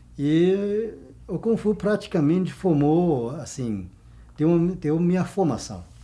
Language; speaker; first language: Portuguese; non-native, fluent; Chinese